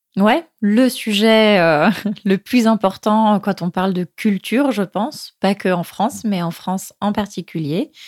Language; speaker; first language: French; native; French